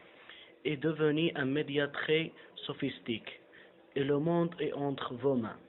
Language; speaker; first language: French; non-native, learner; Arabic